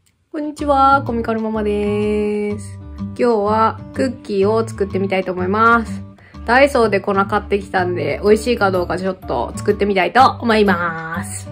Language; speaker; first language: Japanese; native; Japanese